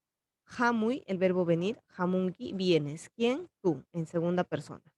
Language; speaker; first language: Spanish; non-native, local second language; Quechua